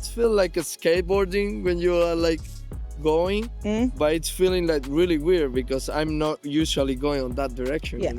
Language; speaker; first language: English; non-native, fluent; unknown